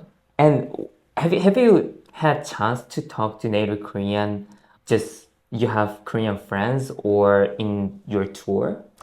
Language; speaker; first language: English; non-native, fluent; Korean